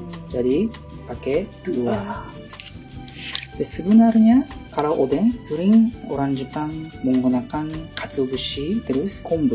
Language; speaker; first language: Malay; non-native, learner; Japanese